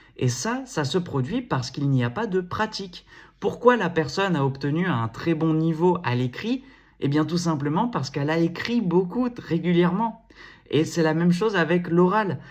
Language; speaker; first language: French; native; French